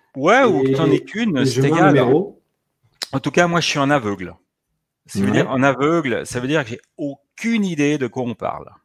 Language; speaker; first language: French; native; French